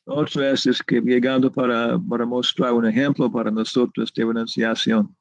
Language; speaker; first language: Spanish; non-native, learner; English